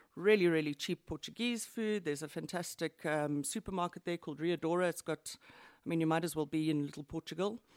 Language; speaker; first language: English; native; English